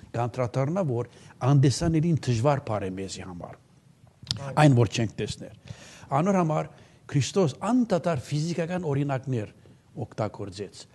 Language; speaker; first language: Armenian; early bilingual, heritage; Armenian